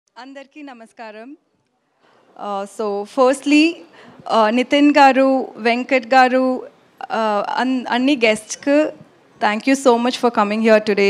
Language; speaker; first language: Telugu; non-native, learner; Tamil